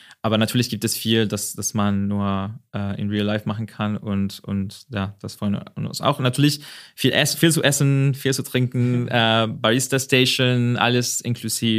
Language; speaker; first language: German; non-native, fluent; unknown